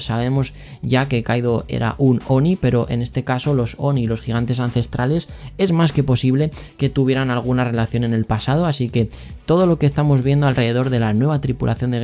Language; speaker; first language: Spanish; native; Spanish